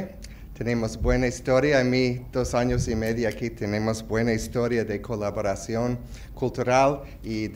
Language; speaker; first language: Spanish; non-native, fluent; English